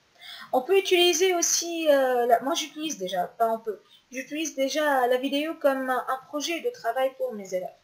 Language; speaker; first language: French; non-native, local second language; Arabic